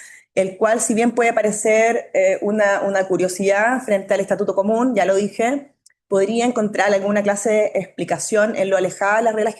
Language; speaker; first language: Spanish; native; Spanish